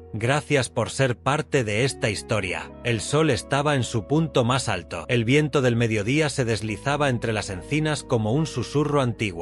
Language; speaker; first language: Spanish; native; Spanish